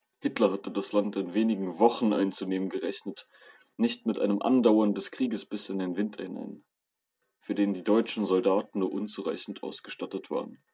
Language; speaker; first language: German; native; German